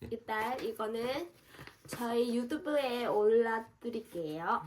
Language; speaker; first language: Korean; non-native, learner; Vietnamese